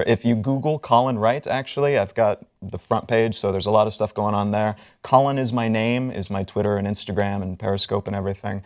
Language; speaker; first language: English; native; English